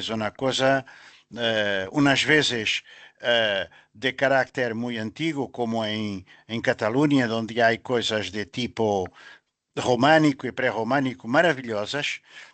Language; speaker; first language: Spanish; non-native, learner; Portuguese